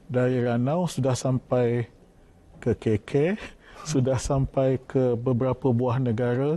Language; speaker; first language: Malay; native; Malay